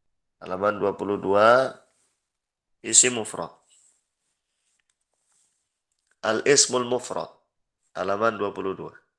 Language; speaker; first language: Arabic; non-native, fluent; Indonesian